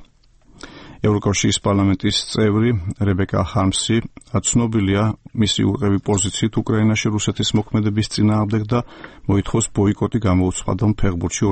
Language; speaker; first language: Georgian; native; Georgian